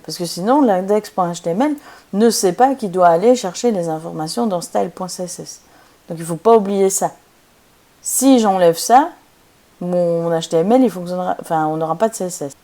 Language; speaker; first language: French; native; French